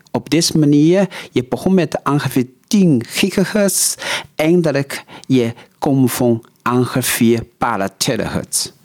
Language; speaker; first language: Dutch; non-native, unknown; Chinese